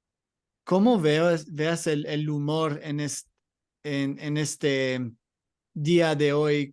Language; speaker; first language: Spanish; non-native, learner; English